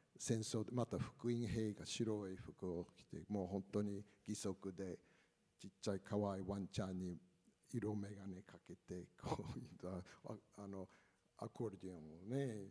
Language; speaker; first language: Japanese; non-native, fluent; English